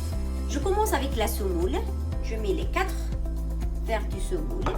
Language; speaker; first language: French; non-native, local second language; Arabic